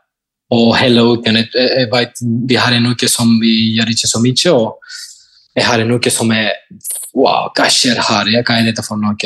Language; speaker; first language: Norwegian; non-native, fluent; Spanish